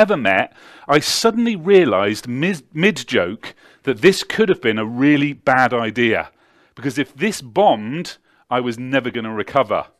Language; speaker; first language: English; native; English